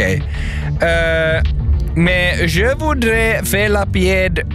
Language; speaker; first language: French; non-native, learner; Swedish